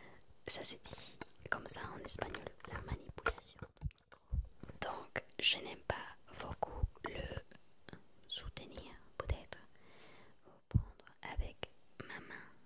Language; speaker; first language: French; non-native, learner; Spanish